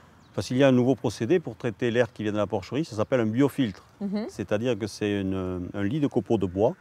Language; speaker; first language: French; native; French